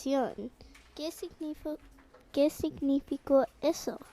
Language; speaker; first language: Spanish; non-native, learner; English